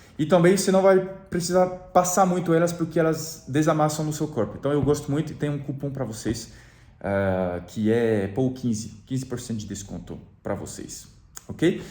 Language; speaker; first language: Portuguese; non-native, fluent; French